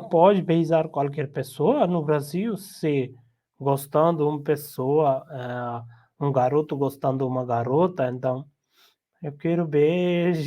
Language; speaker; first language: Portuguese; non-native, learner; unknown